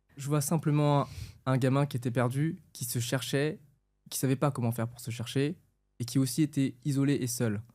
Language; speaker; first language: French; native; French